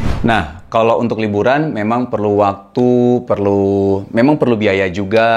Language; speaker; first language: Indonesian; native; Indonesian